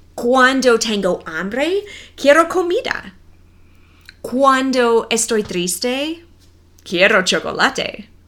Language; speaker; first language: Spanish; non-native, fluent; English